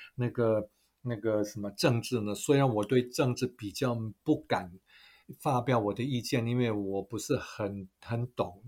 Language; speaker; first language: Chinese; non-native, fluent; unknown